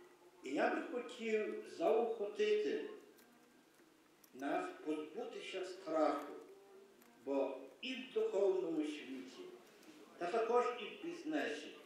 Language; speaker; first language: Ukrainian; early bilingual, heritage; Ukrainian